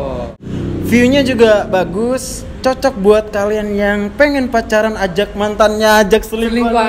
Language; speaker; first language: Indonesian; native; Indonesian